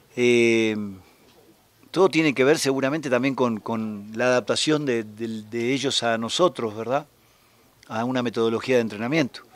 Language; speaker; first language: Spanish; native; Spanish